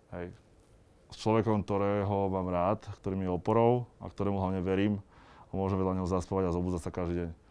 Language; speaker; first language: Slovak; native; Slovak